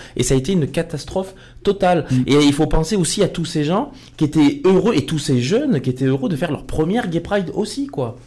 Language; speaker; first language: French; native; French